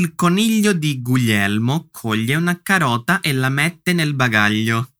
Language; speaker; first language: Italian; non-native, fluent; Portuguese